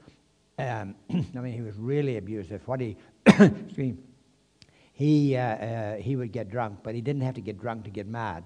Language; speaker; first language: English; native; English